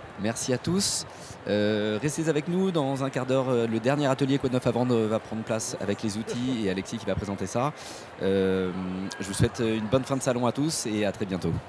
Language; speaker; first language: French; native; French